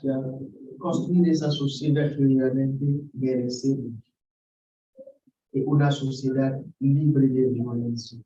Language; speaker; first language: Spanish; non-native, fluent; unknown